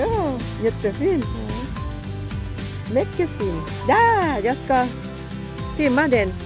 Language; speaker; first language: Swedish; non-native, learner; Thai